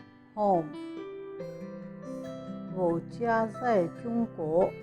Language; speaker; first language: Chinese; non-native, fluent; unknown